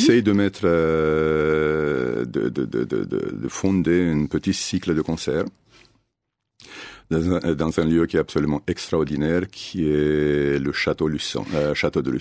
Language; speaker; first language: French; non-native, fluent; Romanian